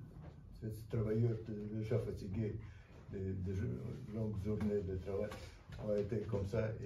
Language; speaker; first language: French; non-native, fluent; Russian